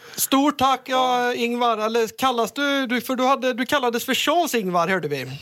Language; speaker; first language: Swedish; native; Swedish